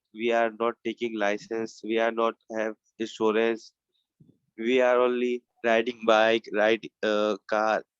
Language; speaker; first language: English; non-native, learner; Urdu